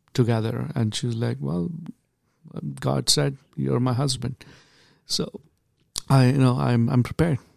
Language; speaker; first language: English; non-native, local second language; Kannada